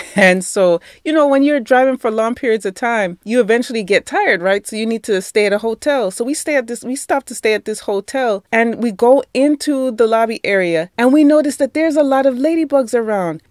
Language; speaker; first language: English; native; English